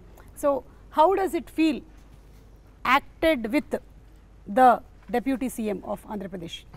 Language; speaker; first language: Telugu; native; Telugu